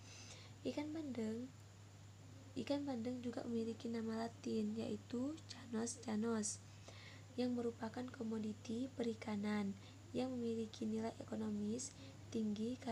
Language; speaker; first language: Indonesian; non-native, local second language; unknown